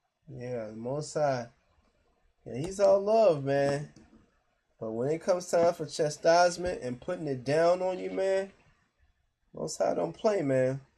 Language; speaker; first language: English; native; English